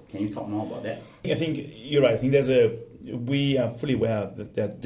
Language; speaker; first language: English; non-native, fluent; German